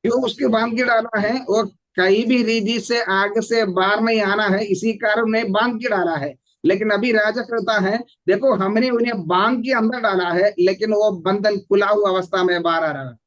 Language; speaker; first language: Hindi; non-native, local second language; Malayalam